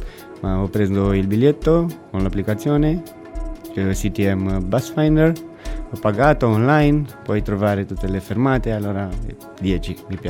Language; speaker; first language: Italian; non-native, fluent; Romanian